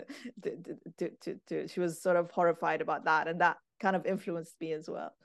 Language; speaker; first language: English; non-native, fluent; Arabic